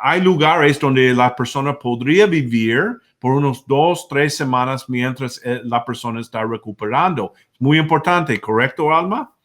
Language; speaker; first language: Spanish; non-native, fluent; English